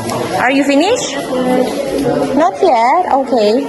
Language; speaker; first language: English; non-native, fluent; Indonesian